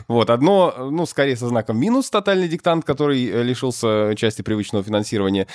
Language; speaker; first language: Russian; native; Russian